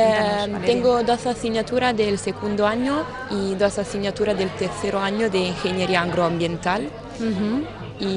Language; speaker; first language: Spanish; non-native, learner; Italian